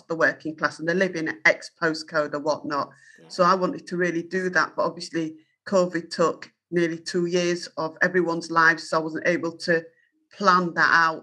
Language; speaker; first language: English; native; English